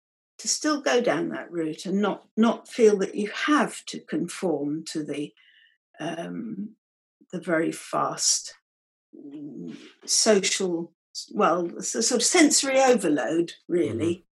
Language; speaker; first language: English; native; English